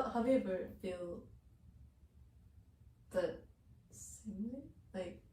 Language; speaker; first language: English; non-native, learner; Japanese